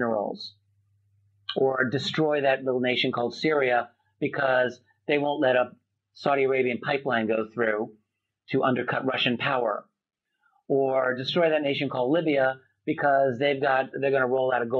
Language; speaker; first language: English; native; English